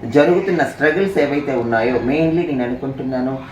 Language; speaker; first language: Telugu; native; Telugu